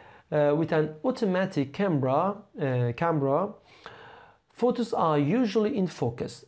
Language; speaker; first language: English; non-native, fluent; Persian